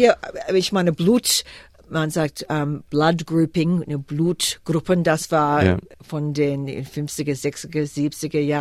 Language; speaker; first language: German; non-native, fluent; English